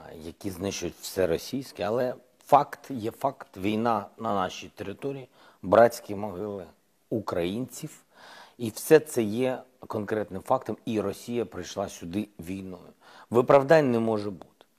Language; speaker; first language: Ukrainian; non-native, local second language; Russian